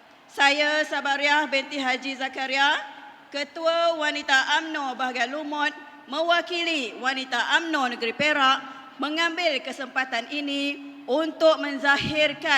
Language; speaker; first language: Malay; native; Malay